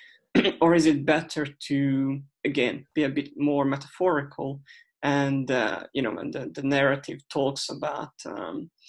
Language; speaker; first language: English; non-native, fluent; Hungarian